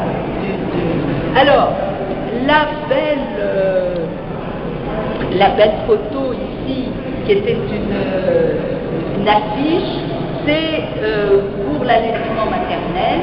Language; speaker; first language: French; native; French